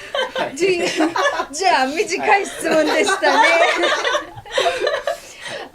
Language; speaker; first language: Japanese; non-native, fluent; Polish